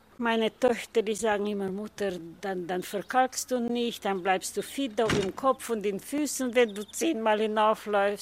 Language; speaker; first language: German; native; German